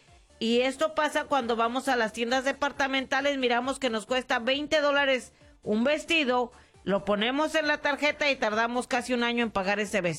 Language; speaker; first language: Spanish; native; Spanish